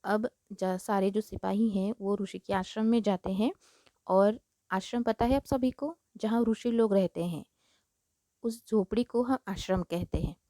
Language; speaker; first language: Hindi; non-native, local second language; Marathi